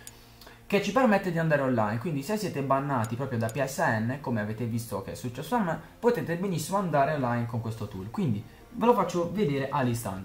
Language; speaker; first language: Italian; native; Italian